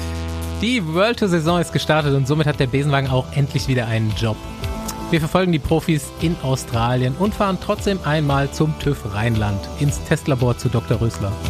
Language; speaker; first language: German; native; German